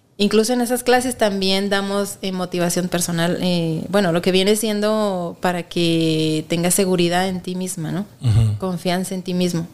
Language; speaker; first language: Spanish; native; Spanish